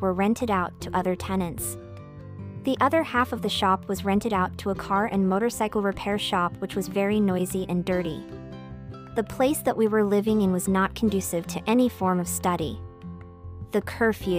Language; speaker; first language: English; non-native, local second language; Cantonese